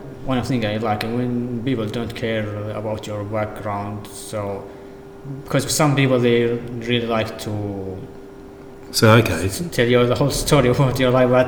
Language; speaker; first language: English; non-native, fluent; Arabic